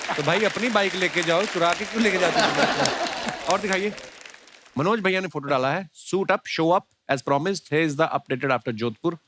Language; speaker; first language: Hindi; native; Hindi